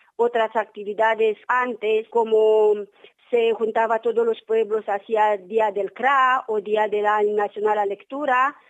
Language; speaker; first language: Spanish; non-native, learner; Romanian